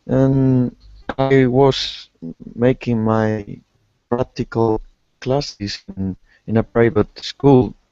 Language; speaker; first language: English; non-native, learner; Spanish